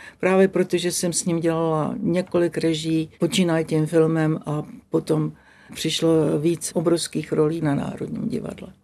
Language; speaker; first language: Czech; native; Czech